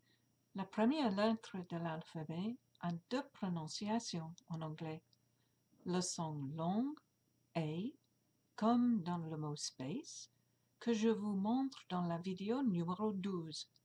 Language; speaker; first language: French; non-native, fluent; English